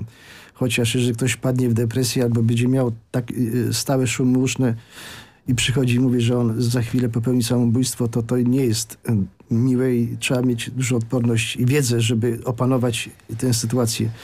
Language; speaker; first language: Polish; native; Polish